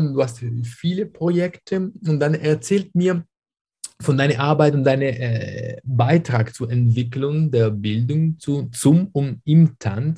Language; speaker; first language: German; non-native, fluent; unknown